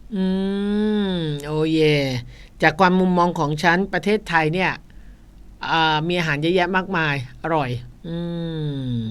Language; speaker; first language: Thai; native; Thai